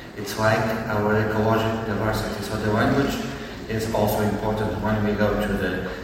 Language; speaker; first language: English; non-native, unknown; Portuguese